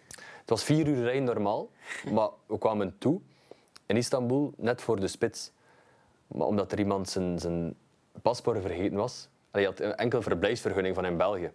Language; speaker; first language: Dutch; native; Dutch